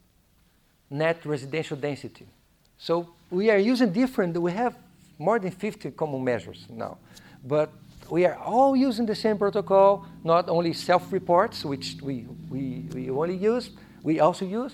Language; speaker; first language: English; non-native, fluent; Portuguese